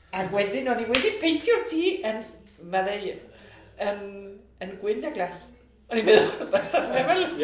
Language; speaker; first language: Welsh; early bilingual, heritage; Welsh